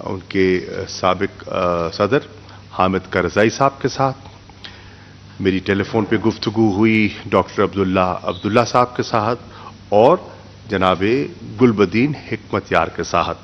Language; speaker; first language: Urdu; non-native, local second language; Saraiki